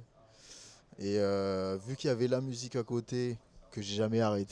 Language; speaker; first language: French; non-native, local second language; Malagasy